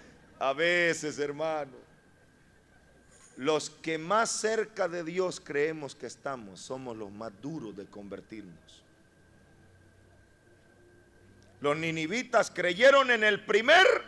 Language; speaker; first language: Spanish; native; Spanish